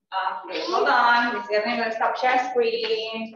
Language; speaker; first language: English; non-native, fluent; Indonesian